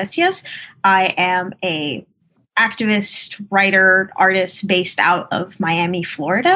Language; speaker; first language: English; early bilingual, other home language; Spanish